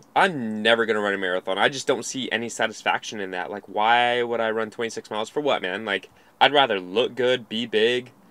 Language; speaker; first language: English; native; English